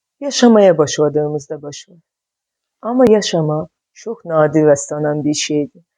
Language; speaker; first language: Turkish; non-native, fluent; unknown